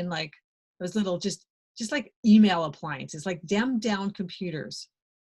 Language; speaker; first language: English; native; English